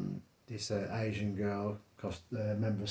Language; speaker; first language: English; native; English